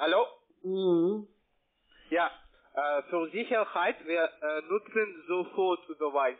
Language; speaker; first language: German; non-native, learner; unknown